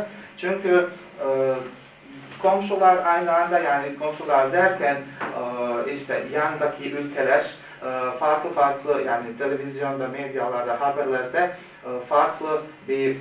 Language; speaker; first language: Turkish; non-native, fluent; Bosnian